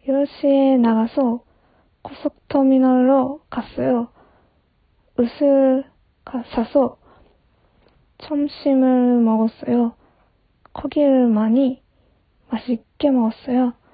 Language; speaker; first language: Korean; non-native, learner; Japanese